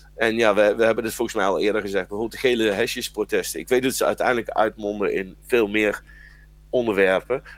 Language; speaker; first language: Dutch; native; Dutch